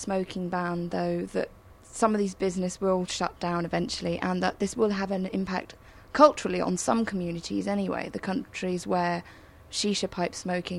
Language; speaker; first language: English; native; English